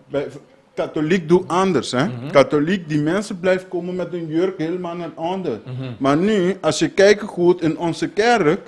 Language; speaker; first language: Dutch; non-native, learner; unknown